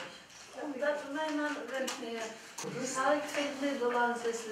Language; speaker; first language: Dutch; non-native, learner; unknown